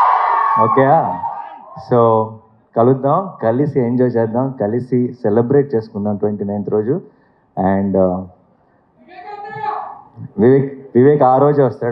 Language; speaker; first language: Telugu; native; Telugu